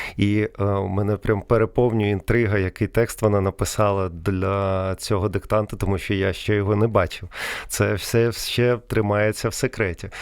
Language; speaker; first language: Ukrainian; non-native, local second language; Russian